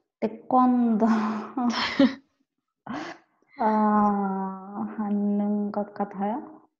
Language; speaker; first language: Korean; non-native, learner; Spanish